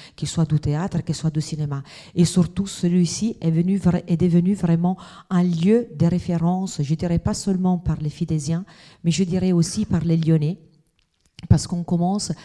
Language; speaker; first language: French; non-native, fluent; Italian